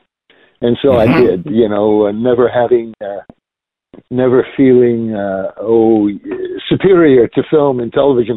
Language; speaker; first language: English; native; English